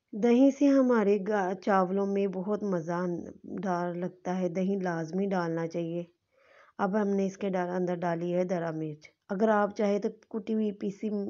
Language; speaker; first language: Urdu; non-native, local second language; Punjabi